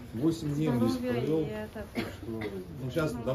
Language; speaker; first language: Russian; native; Russian